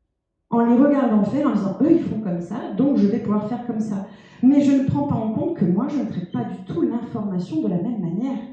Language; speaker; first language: French; native; French